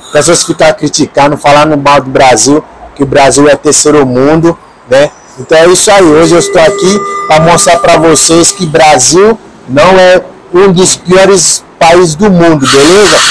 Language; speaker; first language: Portuguese; non-native, learner; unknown